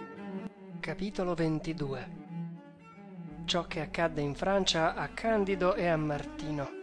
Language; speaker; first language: Italian; native; Italian